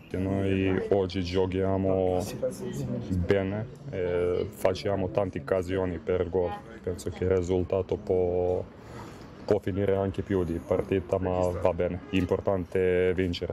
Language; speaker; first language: Italian; non-native, learner; Spanish